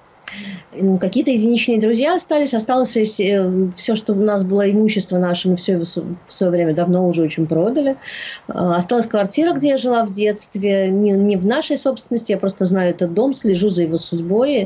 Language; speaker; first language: Russian; native; Russian